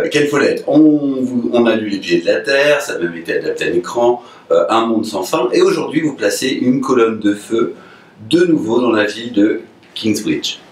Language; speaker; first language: French; native; French